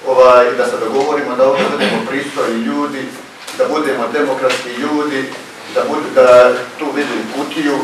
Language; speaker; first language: Croatian; native; Croatian